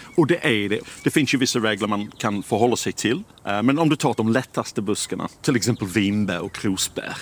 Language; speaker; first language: Swedish; non-native, fluent; English